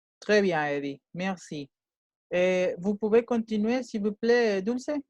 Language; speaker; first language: French; non-native, fluent; Spanish